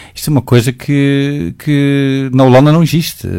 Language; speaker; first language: Portuguese; non-native, fluent; Dutch